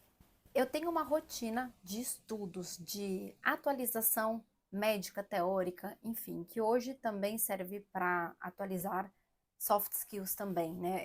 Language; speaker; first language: Portuguese; native; Portuguese